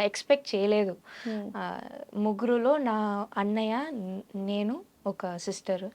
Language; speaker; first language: Telugu; non-native, learner; Tamil